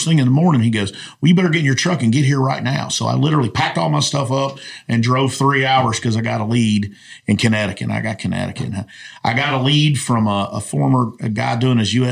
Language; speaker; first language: English; native; English